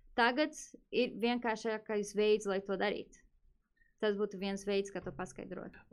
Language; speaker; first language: Latvian; non-native, fluent; Portuguese